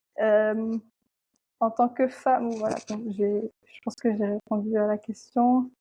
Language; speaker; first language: French; non-native, local second language; Wolof